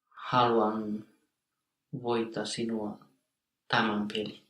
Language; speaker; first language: Finnish; non-native, learner; English